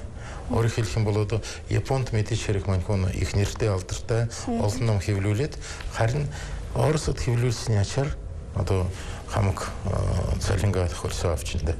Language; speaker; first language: Mongolian; non-native, fluent; Russian